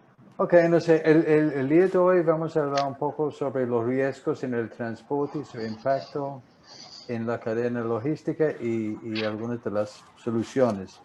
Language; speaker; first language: Spanish; non-native, fluent; English